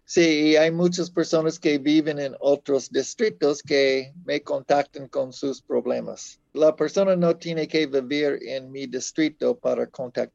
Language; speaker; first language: Spanish; non-native, fluent; English